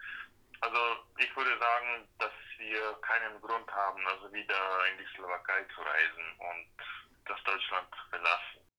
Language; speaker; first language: German; non-native, fluent; Slovak